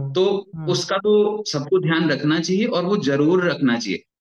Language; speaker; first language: Hindi; native; Hindi